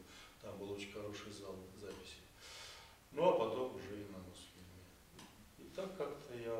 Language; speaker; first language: Russian; native; Russian